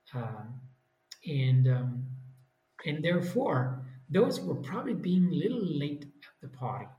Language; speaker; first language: English; non-native, fluent; Italian